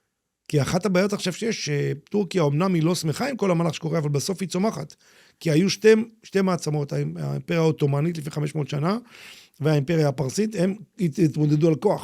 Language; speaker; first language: Hebrew; native; Hebrew